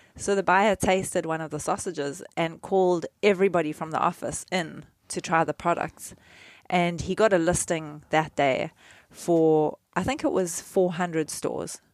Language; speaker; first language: English; native; English